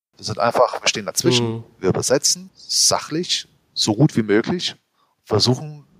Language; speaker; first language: German; native; German